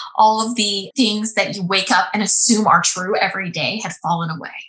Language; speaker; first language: English; native; English